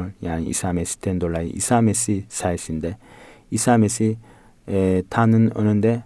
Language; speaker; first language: Turkish; non-native, fluent; Korean